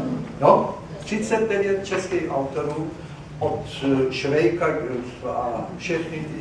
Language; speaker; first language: Czech; non-native, fluent; Persian